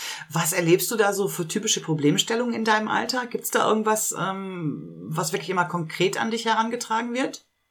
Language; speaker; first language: German; native; German